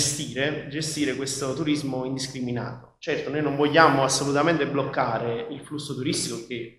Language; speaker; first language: Italian; native; Italian